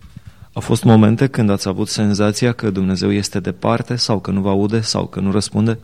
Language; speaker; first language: Romanian; native; Romanian